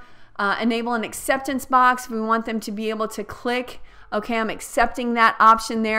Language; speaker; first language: English; native; English